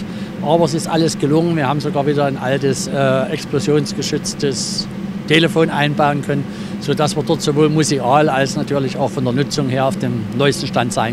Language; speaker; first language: German; native; German